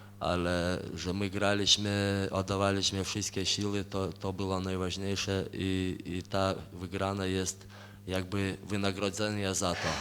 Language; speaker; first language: Polish; non-native, fluent; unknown